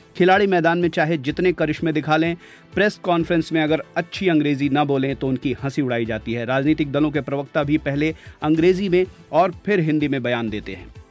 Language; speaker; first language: Hindi; native; Hindi